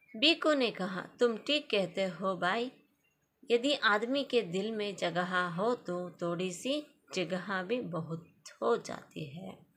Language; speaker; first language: Hindi; non-native, local second language; Kannada